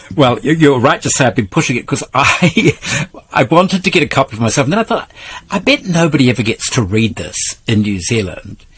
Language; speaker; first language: English; native; English